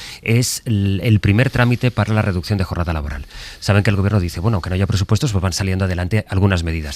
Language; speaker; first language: Spanish; native; Spanish